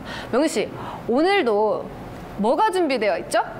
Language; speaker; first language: Korean; native; Korean